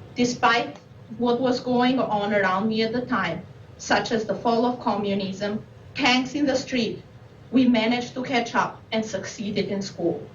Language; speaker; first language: English; non-native, fluent; Albanian